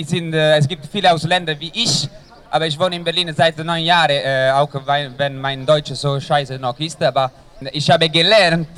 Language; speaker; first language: German; non-native, learner; Italian